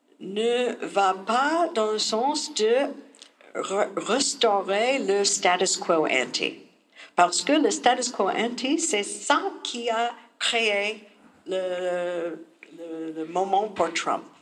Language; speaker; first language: French; non-native, learner; English